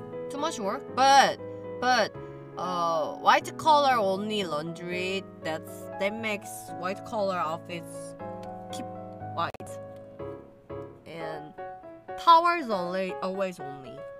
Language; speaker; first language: English; non-native, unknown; Korean